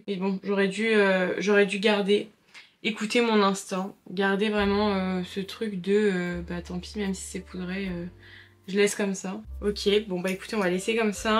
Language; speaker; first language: French; native; French